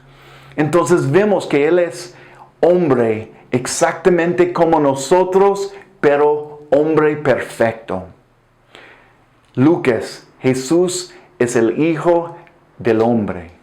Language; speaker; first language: Spanish; non-native, fluent; English